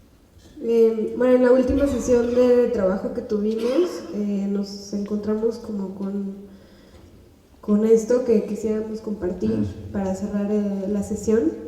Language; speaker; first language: Spanish; native; Spanish